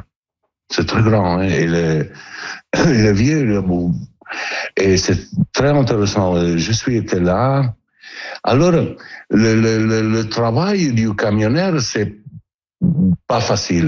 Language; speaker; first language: French; non-native, learner; Italian